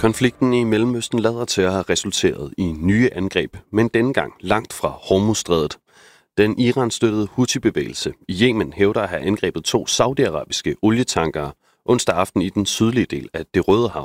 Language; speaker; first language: Danish; native; Danish